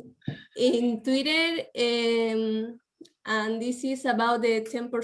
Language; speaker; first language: English; non-native, learner; Spanish